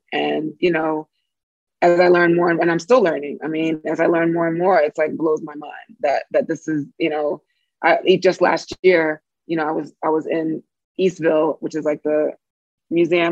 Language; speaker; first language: English; native; English